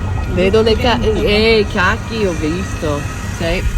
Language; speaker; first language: Italian; non-native, learner; English